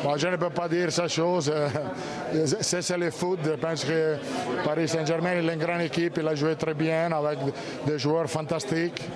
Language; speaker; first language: French; non-native, learner; Italian